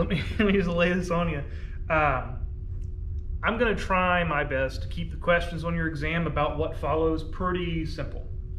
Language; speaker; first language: English; native; English